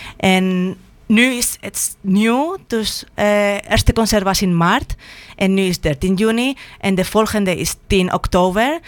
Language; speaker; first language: Dutch; non-native, fluent; Spanish